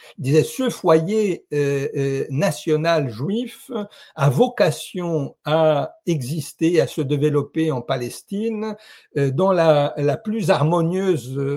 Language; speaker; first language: French; non-native, fluent; Italian